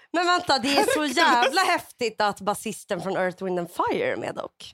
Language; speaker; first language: Swedish; native; Swedish